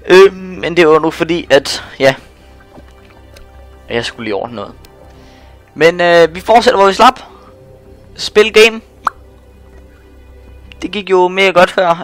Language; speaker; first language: Danish; native; Danish